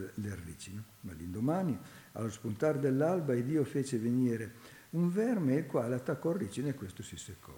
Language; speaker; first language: Italian; native; Italian